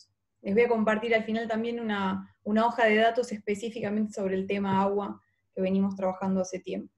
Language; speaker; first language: Spanish; native; Spanish